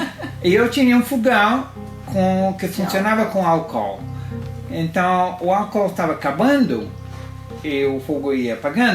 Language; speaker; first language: Portuguese; non-native, fluent; Italian